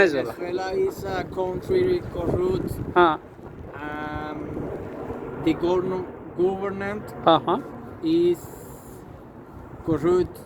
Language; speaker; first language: English; non-native, learner; Spanish